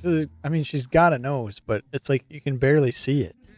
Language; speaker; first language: English; native; English